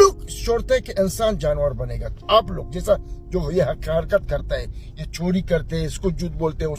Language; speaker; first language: Hindi; non-native, fluent; Arabic